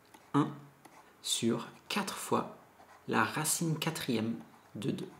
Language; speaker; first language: French; native; French